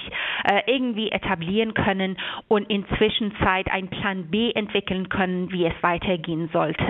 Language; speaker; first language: German; non-native, fluent; Persian